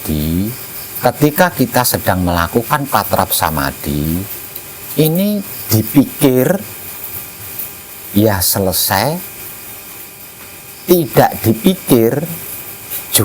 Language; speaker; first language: Indonesian; non-native, local second language; Javanese